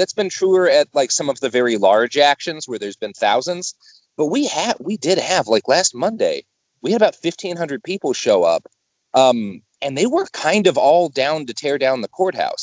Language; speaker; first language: English; native; English